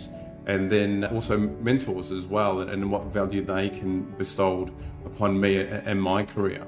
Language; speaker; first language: English; native; English